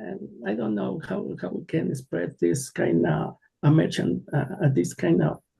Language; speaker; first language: English; non-native, learner; Spanish